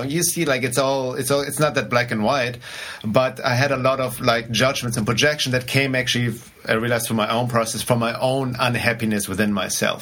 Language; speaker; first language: English; non-native, fluent; German